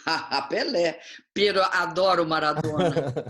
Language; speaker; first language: Spanish; non-native, learner; Portuguese